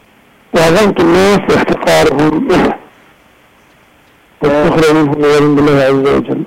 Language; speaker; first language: Arabic; native; Arabic